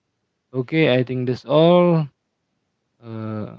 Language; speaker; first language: English; non-native, learner; Indonesian